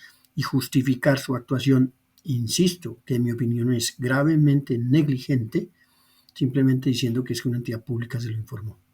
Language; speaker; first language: Spanish; native; Spanish